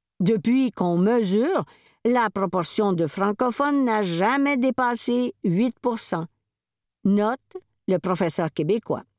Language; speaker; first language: French; native; French